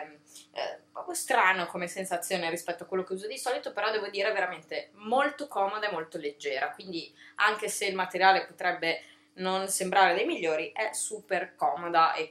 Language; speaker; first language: Italian; native; Italian